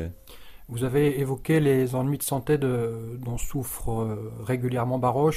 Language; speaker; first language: French; native; French